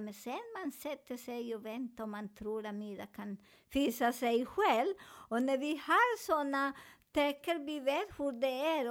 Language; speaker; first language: Swedish; non-native, learner; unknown